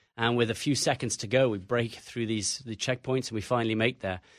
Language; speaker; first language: English; native; English